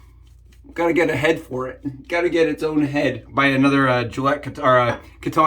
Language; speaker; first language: English; native; English